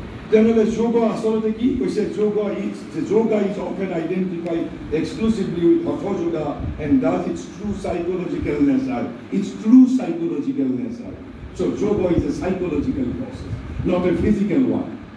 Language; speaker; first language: English; non-native, local second language; Assamese